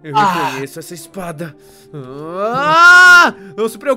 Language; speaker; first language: Portuguese; native; Portuguese